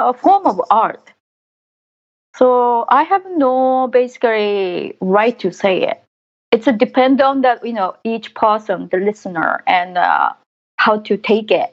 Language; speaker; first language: English; non-native, fluent; Japanese